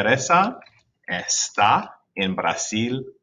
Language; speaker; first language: Spanish; non-native, fluent; English